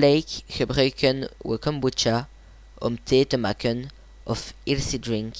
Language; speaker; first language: Dutch; non-native, learner; French